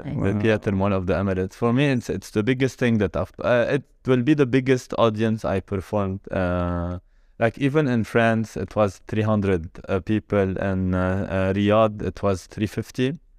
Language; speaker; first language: English; non-native, fluent; Arabic